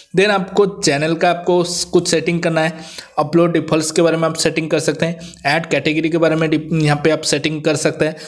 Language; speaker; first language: Hindi; non-native, local second language; Odia